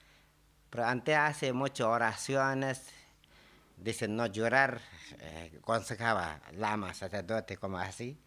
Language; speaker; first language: Spanish; non-native, learner; Tibetan